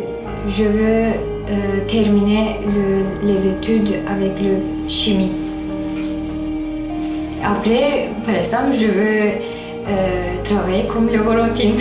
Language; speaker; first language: French; non-native, learner; Turkish